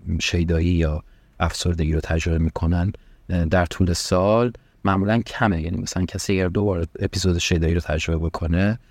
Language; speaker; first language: Persian; early bilingual, heritage; Persian